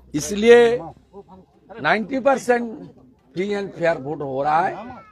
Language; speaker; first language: Hindi; non-native, local second language; Bangla